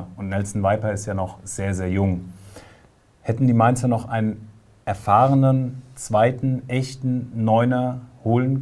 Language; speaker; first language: German; native; German